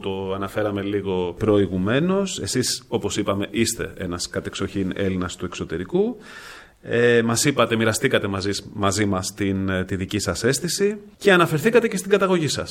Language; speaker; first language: Greek; native; Greek